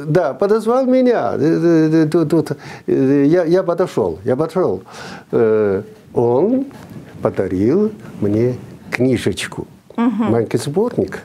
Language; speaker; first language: Russian; non-native, fluent; Chinese